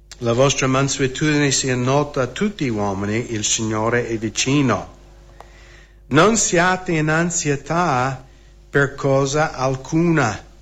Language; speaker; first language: Italian; non-native, fluent; English